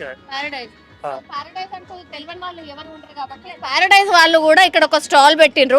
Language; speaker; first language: Telugu; native; Telugu